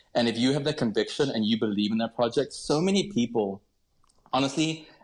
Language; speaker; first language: English; native; English